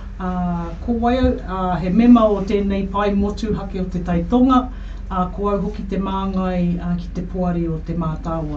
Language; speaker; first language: Māori; non-native, local second language; English